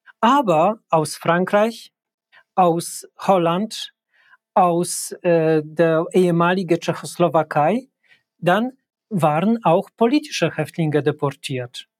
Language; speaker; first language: German; non-native, fluent; Polish